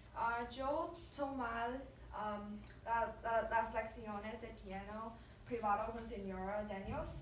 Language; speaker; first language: Spanish; non-native, learner; English